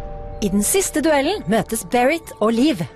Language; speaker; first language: Norwegian; native; Norwegian